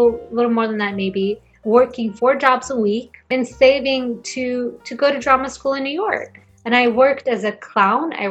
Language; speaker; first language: English; non-native, fluent; Swedish